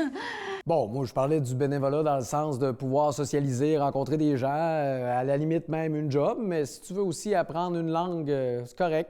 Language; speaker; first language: French; native; French